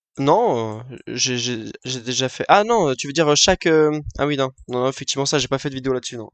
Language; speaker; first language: French; native; French